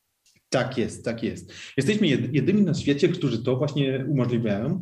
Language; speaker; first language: Polish; early bilingual, heritage; Polish